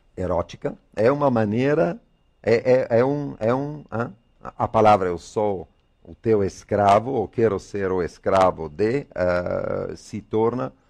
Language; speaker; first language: Portuguese; non-native, fluent; Italian